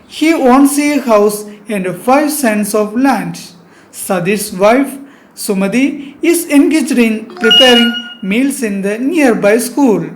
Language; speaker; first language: English; non-native, local second language; Malayalam